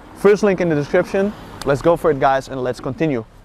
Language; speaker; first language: English; non-native, fluent; Dutch